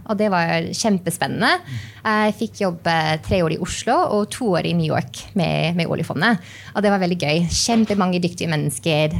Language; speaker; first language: Norwegian; non-native, fluent; English